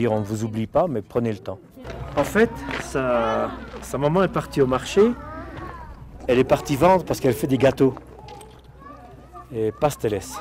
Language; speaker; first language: French; native; French